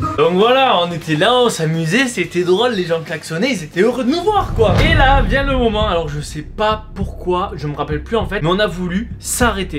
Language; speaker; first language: French; native; French